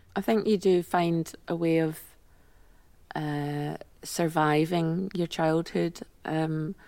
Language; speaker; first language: English; native; English